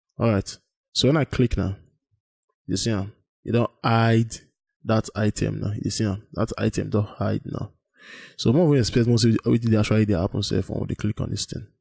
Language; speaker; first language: Nigerian Pidgin; native; Nigerian Pidgin